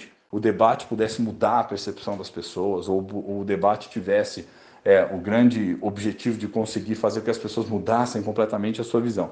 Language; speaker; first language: Portuguese; native; Portuguese